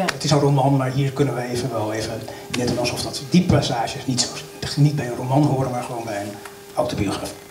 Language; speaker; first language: Dutch; native; Dutch